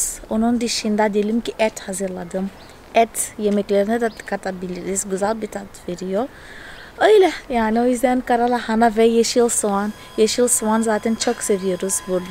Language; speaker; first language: Turkish; non-native, fluent; Portuguese